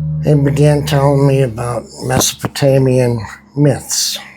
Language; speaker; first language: English; native; English